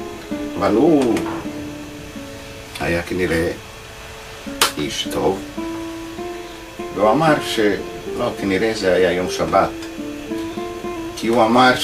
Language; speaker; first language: Hebrew; non-native, fluent; Italian